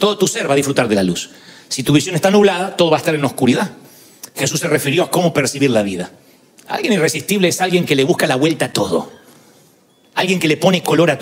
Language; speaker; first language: Spanish; native; Spanish